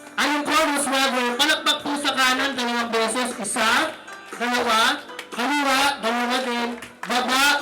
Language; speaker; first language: Filipino; native; Filipino